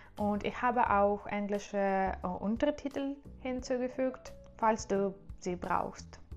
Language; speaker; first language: German; non-native, learner; Ukrainian